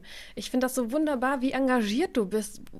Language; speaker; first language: German; native; German